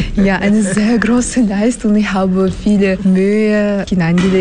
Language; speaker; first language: German; non-native, learner; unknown